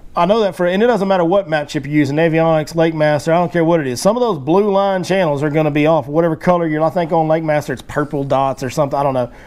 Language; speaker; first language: English; native; English